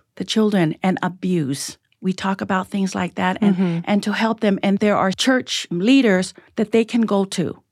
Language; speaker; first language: English; early bilingual, other home language; Tongan